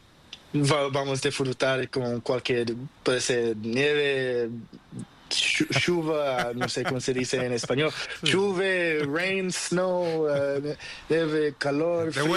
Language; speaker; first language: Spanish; non-native, learner; Portuguese